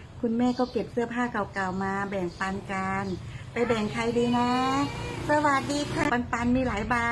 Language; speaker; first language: Thai; native; Thai